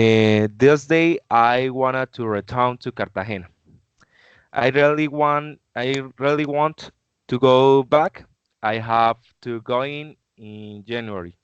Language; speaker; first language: English; non-native, learner; Spanish